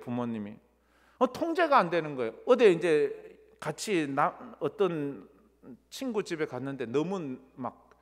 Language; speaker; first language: Korean; native; Korean